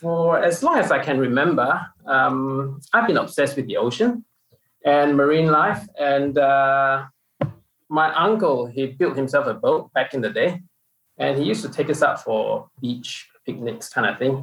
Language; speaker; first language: English; non-native, local second language; Min Nan Chinese